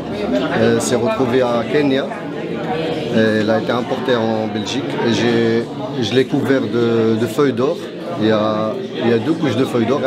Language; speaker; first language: French; non-native, local second language; Arabic